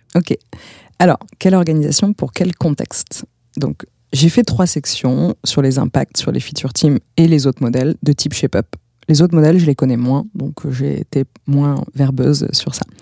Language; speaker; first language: French; native; French